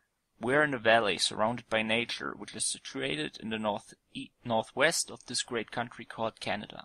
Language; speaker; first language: English; non-native, fluent; German